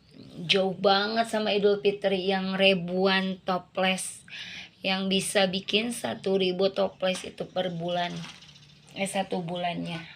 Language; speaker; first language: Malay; non-native, local second language; Sundanese